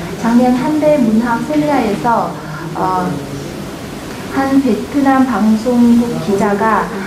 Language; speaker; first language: Korean; non-native, fluent; Vietnamese